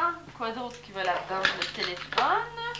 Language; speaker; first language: French; native; French